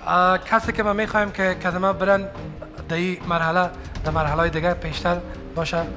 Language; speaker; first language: Persian; native; Persian